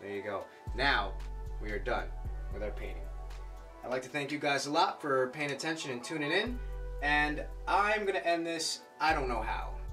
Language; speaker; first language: English; native; English